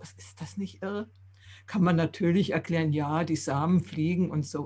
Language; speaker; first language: German; native; German